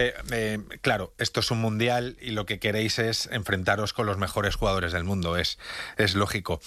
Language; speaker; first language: Spanish; native; Spanish